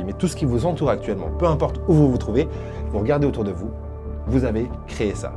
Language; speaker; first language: French; native; French